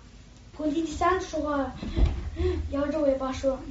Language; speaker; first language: Chinese; early bilingual, other home language; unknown